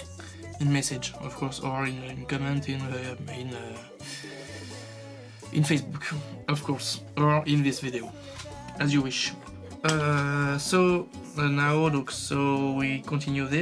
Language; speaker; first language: English; non-native, learner; French